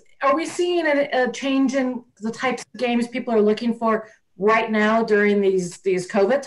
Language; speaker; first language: English; native; English